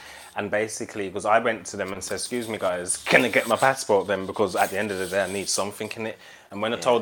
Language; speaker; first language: English; native; English